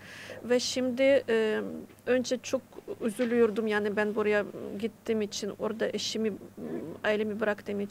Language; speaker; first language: Turkish; non-native, fluent; Ukrainian